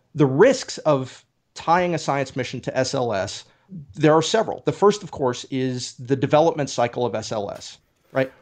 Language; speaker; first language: English; native; English